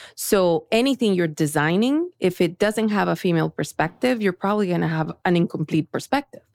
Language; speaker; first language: English; early bilingual, other home language; Spanish